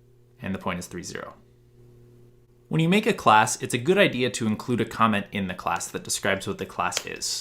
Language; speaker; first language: English; native; English